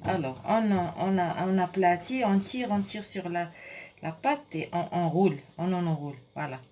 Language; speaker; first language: French; non-native, local second language; Arabic